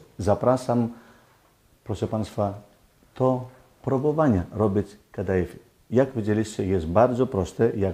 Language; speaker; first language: Polish; non-native, learner; Greek